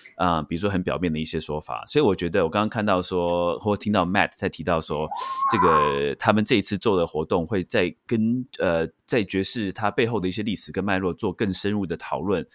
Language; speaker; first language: Chinese; native; Chinese